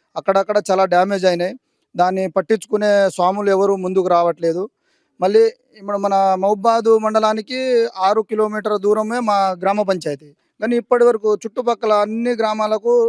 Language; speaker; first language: Telugu; non-native, local second language; Lambadi